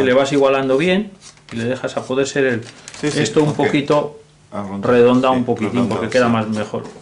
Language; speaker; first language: Spanish; native; Spanish